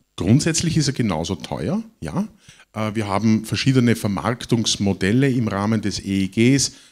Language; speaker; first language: German; native; German